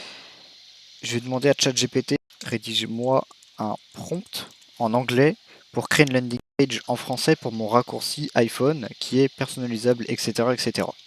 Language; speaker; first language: French; native; French